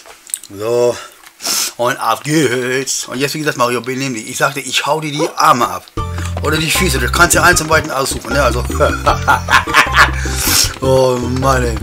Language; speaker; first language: German; native; German